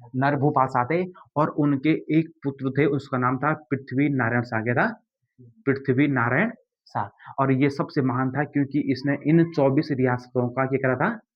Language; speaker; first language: Hindi; native; Hindi